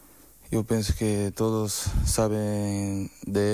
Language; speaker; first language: Spanish; non-native, learner; Portuguese